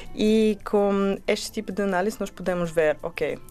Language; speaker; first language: Portuguese; non-native, learner; Bulgarian